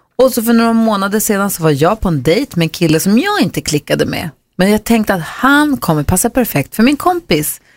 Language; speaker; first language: Swedish; native; Swedish